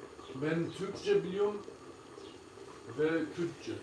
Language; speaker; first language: Turkish; early bilingual, heritage; Turkish